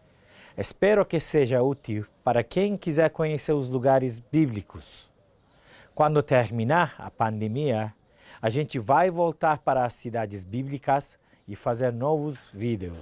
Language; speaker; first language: Portuguese; non-native, fluent; Turkish